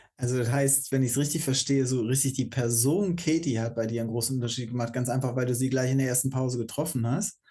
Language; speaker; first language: German; native; German